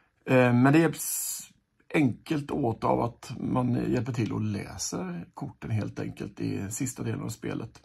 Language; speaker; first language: Swedish; native; Swedish